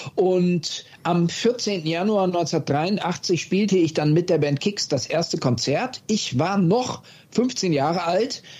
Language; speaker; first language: German; native; German